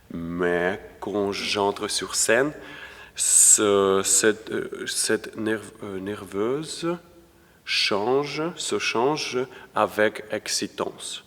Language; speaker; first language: French; non-native, fluent; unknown